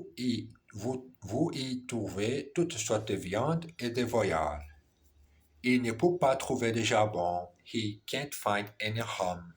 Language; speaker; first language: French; non-native, learner; Portuguese